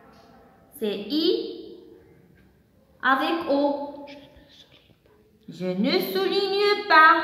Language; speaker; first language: French; non-native, local second language; Arabic